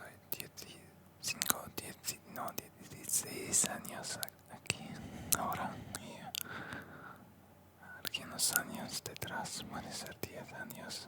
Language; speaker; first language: Spanish; non-native, learner; Russian